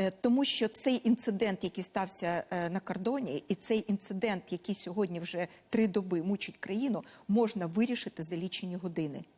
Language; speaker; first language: Ukrainian; non-native, local second language; Russian